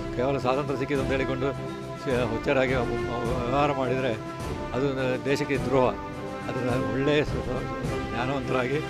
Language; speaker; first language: Kannada; non-native, local second language; Tulu